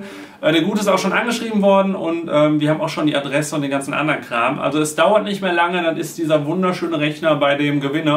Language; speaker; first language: German; native; German